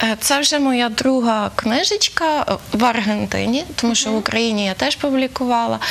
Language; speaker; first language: Ukrainian; native; Ukrainian